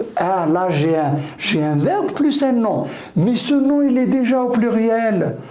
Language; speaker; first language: French; non-native, local second language; Arabic